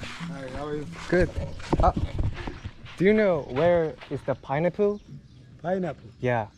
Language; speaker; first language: English; non-native, learner; Korean